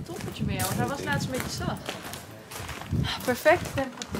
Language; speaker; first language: Dutch; native; Dutch